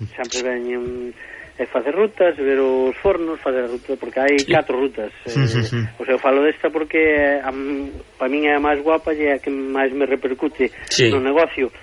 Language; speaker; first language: Galician; native; Galician